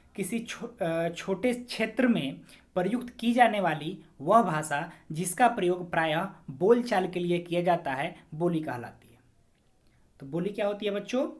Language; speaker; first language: Hindi; native; Hindi